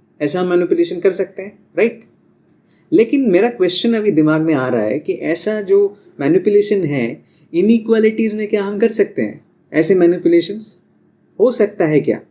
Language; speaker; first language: Hindi; non-native, local second language; Bangla